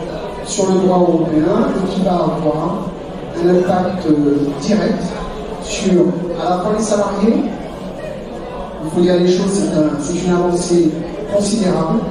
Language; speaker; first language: French; native; French